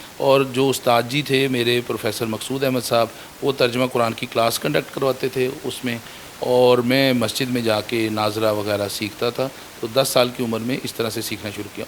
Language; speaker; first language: Urdu; native; Urdu